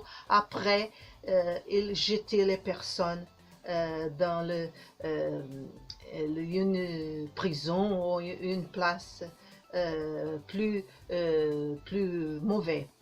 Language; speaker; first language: French; non-native, learner; Portuguese